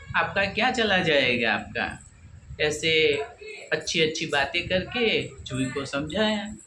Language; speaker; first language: Hindi; non-native, local second language; Gujarati